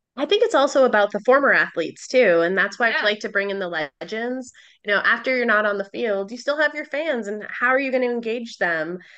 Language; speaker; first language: English; native; English